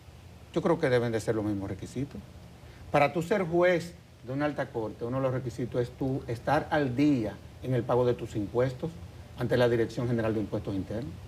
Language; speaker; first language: Spanish; native; Spanish